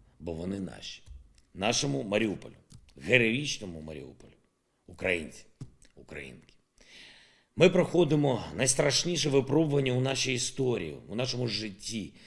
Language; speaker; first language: Ukrainian; non-native, local second language; Russian